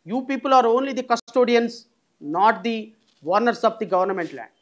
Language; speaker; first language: English; non-native, local second language; Telugu